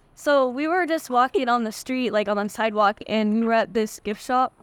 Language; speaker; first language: English; native; English